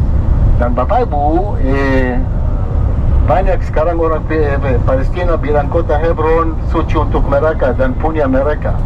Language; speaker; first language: Indonesian; non-native, fluent; Hebrew